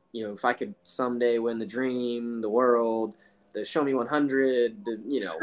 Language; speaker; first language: English; native; English